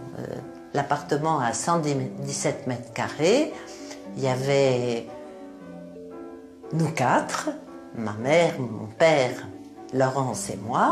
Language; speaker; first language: French; native; French